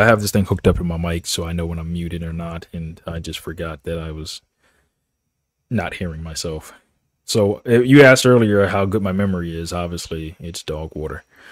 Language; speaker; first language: English; native; English